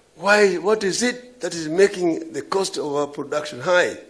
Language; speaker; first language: English; non-native, local second language; Luo (Kenya and Tanzania)